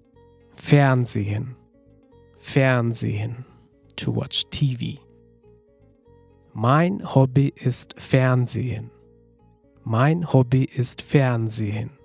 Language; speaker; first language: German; non-native, fluent; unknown